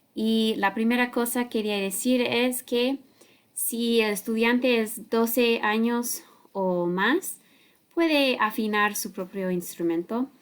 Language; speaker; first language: Spanish; non-native, learner; English